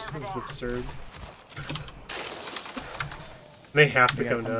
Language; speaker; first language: English; native; English